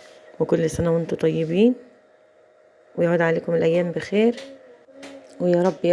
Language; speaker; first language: Arabic; native; Arabic